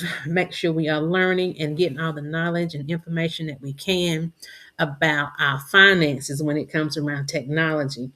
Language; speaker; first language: English; native; English